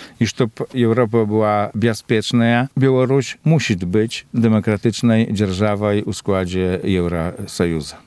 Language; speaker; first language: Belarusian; native; Belarusian